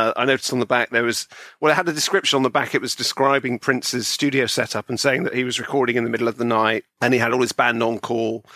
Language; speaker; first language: English; native; English